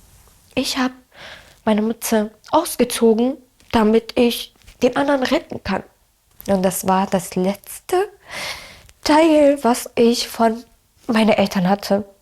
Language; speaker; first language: German; early bilingual, other home language; Arabic